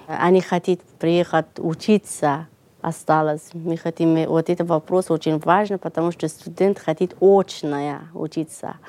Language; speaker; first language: Russian; non-native, learner; Persian